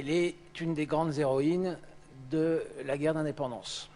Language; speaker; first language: French; native; French